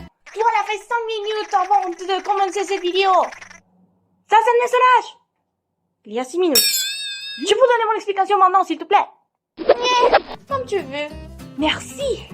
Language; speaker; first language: French; non-native, learner; Spanish